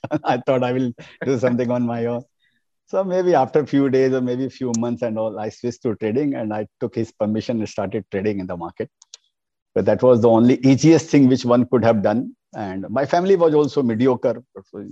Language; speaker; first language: English; non-native, local second language; Hindi